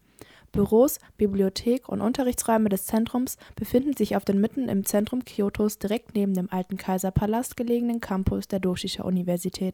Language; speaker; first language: German; native; German